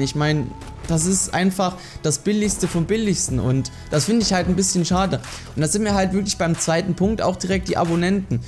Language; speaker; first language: German; native; German